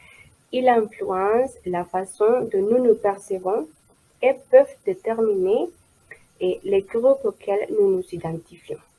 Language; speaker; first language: French; non-native, learner; Spanish